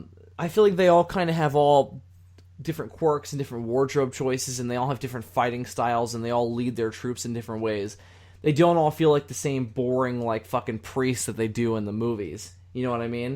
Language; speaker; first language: English; native; English